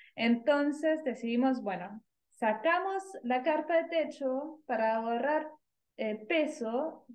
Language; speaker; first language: Spanish; non-native, fluent; German